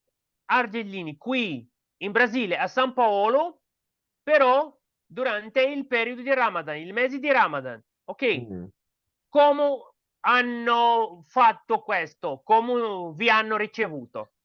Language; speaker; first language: Italian; non-native, learner; Portuguese